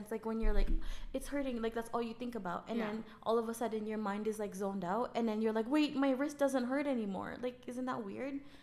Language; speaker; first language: English; non-native, local second language; Filipino